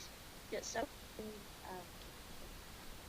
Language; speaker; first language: English; non-native, learner; Vietnamese